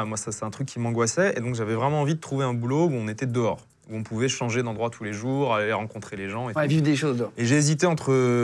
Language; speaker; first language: French; native; French